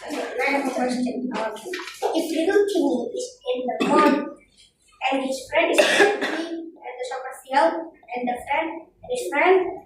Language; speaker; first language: English; non-native, learner; Indonesian